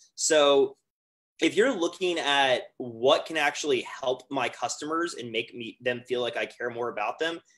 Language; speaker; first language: English; native; English